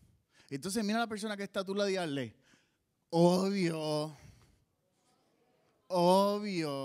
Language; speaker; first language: Spanish; native; Spanish